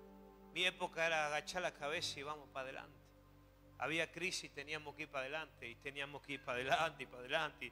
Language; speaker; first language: Spanish; native; Spanish